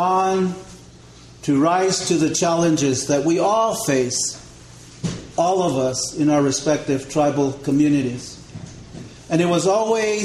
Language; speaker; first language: English; non-native, local second language; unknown